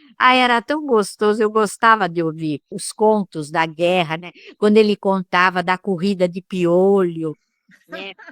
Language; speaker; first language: Portuguese; early bilingual, other home language; Italian